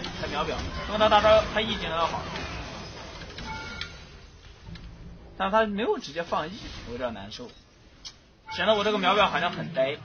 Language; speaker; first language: Chinese; native; Chinese